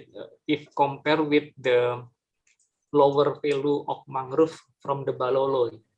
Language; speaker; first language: English; non-native, fluent; Indonesian